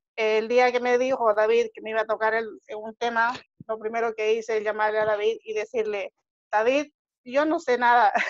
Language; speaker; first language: Spanish; native; Spanish